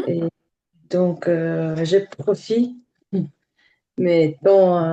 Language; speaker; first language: French; non-native, learner; Ukrainian